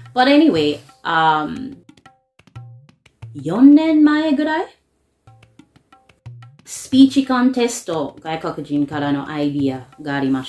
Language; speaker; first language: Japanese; non-native, learner; English